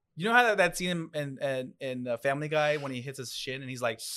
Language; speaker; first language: English; early bilingual, other home language; Spanish